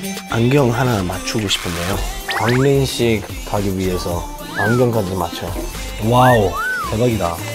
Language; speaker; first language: Korean; non-native, fluent; Cantonese